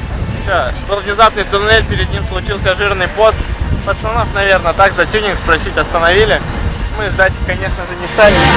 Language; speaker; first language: Russian; native; Russian